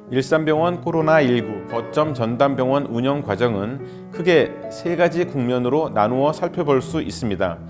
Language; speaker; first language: Korean; native; Korean